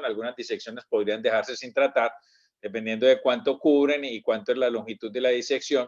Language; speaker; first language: Spanish; native; Spanish